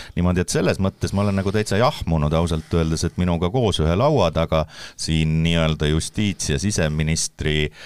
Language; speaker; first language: Estonian; native; Estonian